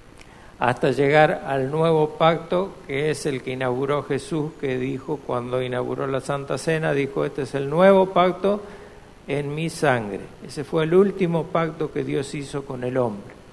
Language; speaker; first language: Spanish; native; Spanish